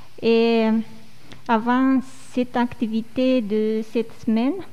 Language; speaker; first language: French; non-native, fluent; Romanian